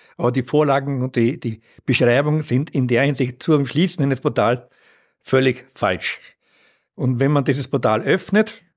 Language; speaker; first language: German; native; German